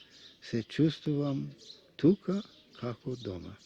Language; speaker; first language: Macedonian; non-native, fluent; Russian